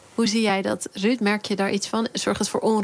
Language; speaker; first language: Dutch; native; Dutch